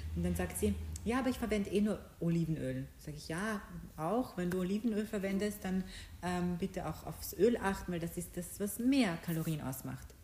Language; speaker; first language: German; early bilingual, other home language; Bosnian